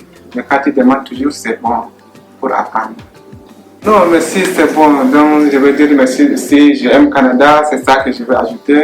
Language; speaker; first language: French; non-native, learner; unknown